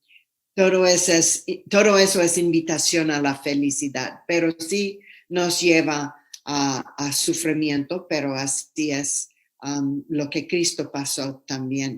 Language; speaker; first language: Spanish; non-native, fluent; English